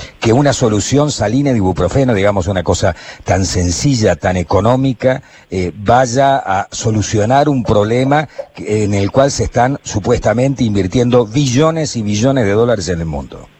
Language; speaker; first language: Spanish; native; Spanish